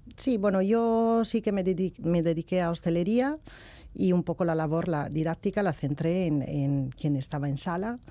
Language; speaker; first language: Spanish; non-native, fluent; Italian